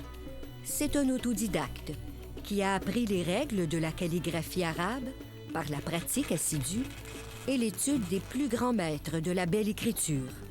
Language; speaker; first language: French; native; French